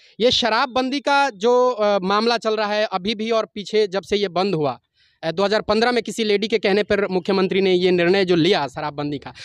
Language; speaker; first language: Hindi; native; Hindi